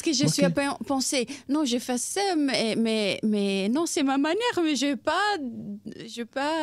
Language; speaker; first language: French; non-native, fluent; Portuguese